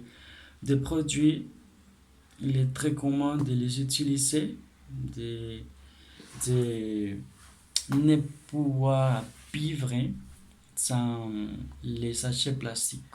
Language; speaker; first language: French; non-native, learner; Spanish